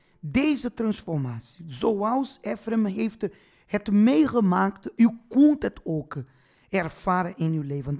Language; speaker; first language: Dutch; non-native, fluent; Portuguese